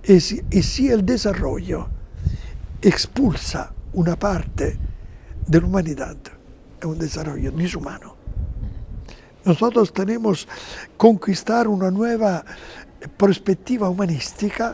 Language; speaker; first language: Spanish; non-native, fluent; Italian